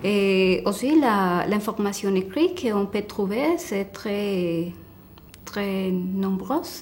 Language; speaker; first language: French; non-native, fluent; Spanish